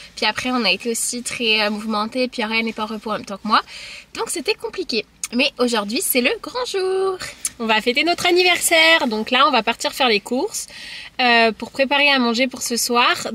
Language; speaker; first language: French; native; French